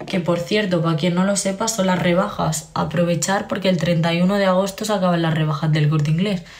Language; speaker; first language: Spanish; native; Spanish